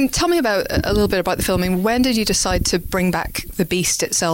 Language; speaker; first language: English; native; English